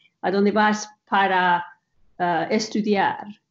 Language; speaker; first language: Spanish; non-native, fluent; English